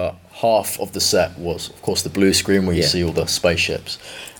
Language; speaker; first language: English; native; English